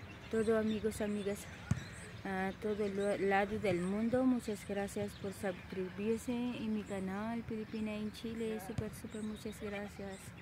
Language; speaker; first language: Spanish; non-native, learner; Filipino